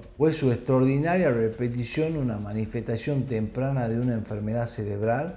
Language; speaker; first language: Spanish; native; Spanish